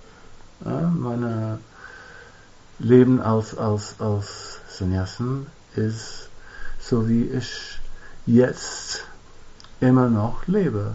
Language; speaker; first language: German; non-native, fluent; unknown